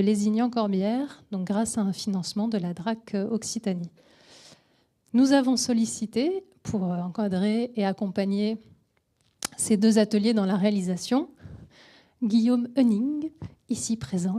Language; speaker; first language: French; native; French